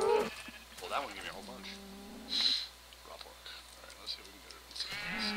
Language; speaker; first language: English; native; English